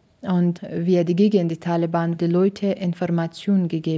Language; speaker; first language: German; non-native, learner; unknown